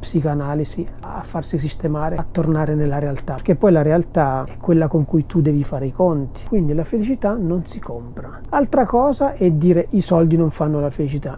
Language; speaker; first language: Italian; native; Italian